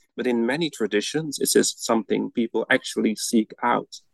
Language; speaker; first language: English; non-native, fluent; Dutch